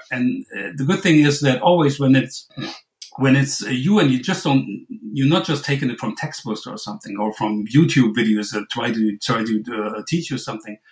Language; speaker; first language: English; non-native, fluent; German